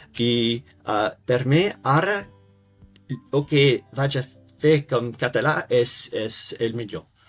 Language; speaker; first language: Catalan; non-native, learner; English